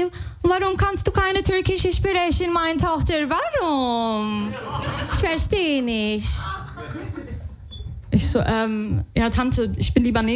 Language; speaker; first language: German; early bilingual, other home language; Arabic